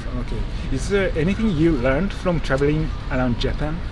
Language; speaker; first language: English; non-native, fluent; Japanese